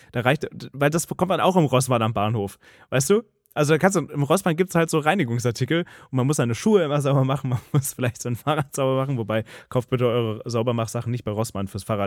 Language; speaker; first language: German; native; German